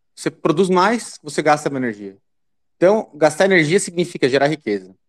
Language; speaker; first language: Portuguese; native; Portuguese